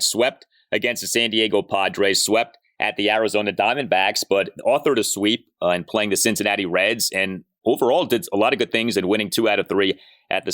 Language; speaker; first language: English; native; English